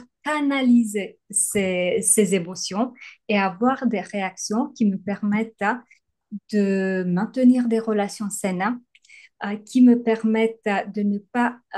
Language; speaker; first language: French; native; French